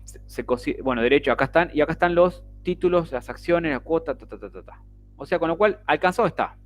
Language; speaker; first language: Spanish; native; Spanish